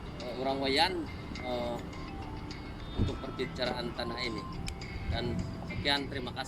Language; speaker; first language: Indonesian; non-native, local second language; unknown